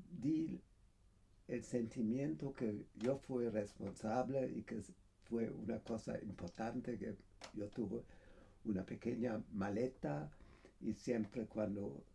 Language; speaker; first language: Spanish; non-native, fluent; German